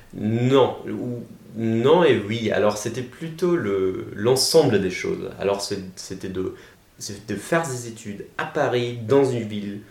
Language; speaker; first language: French; non-native, fluent; German